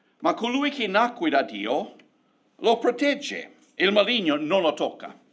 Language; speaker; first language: Italian; non-native, fluent; English